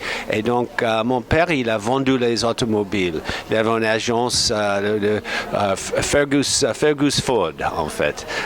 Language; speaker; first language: French; non-native, fluent; English